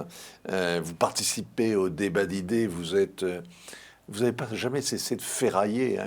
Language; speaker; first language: French; native; French